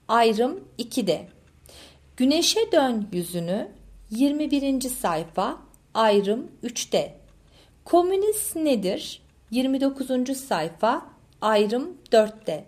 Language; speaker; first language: Turkish; native; Turkish